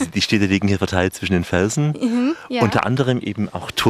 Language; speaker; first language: German; native; German